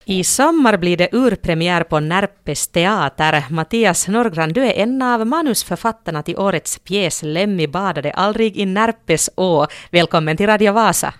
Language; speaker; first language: Swedish; native; Swedish